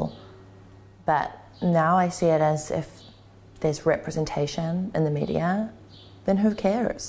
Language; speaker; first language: English; native; English